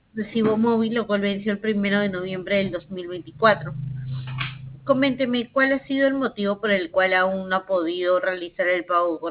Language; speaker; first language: Spanish; native; Spanish